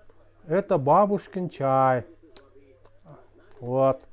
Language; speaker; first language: Russian; non-native, local second language; Kyrgyz